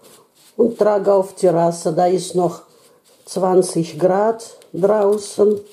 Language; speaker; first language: German; non-native, learner; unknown